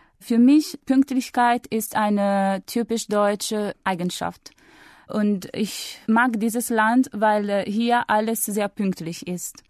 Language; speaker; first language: German; non-native, fluent; Italian